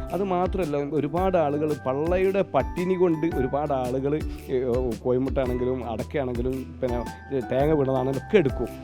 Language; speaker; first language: Malayalam; native; Malayalam